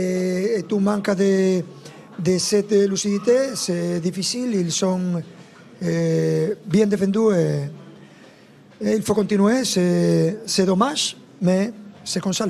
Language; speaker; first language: French; non-native, fluent; Spanish